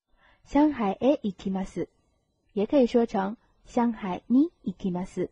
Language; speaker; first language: Japanese; non-native, fluent; Chinese